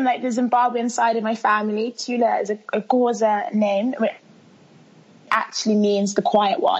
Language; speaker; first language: English; early bilingual, other home language; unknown